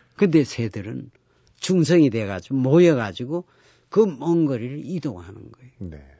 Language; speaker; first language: Korean; native; Korean